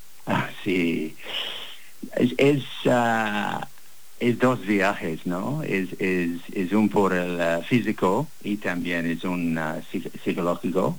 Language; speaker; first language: Spanish; non-native, learner; English